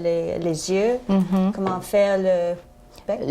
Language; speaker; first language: French; non-native, learner; English